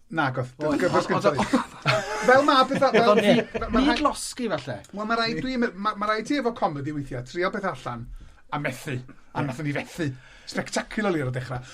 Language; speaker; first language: Welsh; native; Welsh